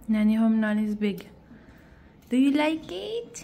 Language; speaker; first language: English; non-native, fluent; Chinese